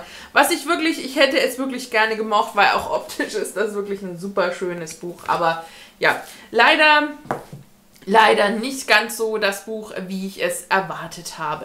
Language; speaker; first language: German; native; German